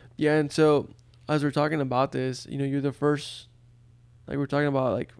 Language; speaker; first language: English; early bilingual, other home language; Spanish